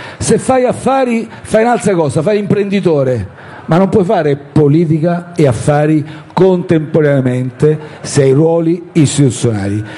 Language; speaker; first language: Italian; native; Italian